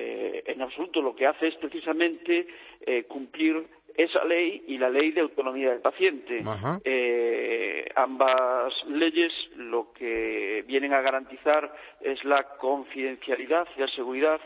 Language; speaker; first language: Spanish; native; Spanish